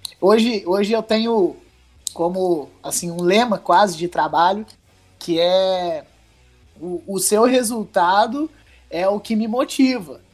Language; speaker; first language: Portuguese; native; Portuguese